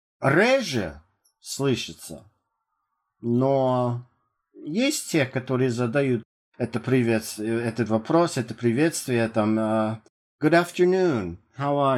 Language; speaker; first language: Russian; non-native, fluent; English